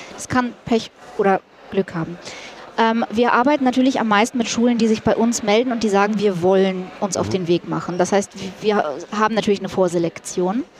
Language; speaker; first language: German; early bilingual, other home language; Russian